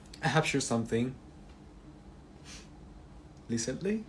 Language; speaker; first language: English; non-native, learner; Thai